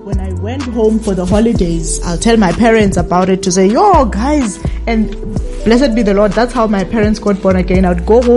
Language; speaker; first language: English; non-native, local second language; Tsonga